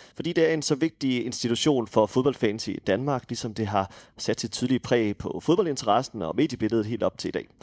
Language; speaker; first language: Danish; native; Danish